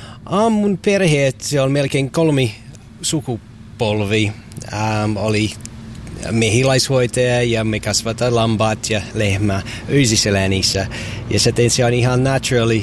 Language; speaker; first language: Finnish; non-native, learner; English